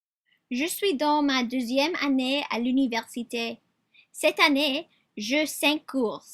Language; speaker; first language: French; non-native, learner; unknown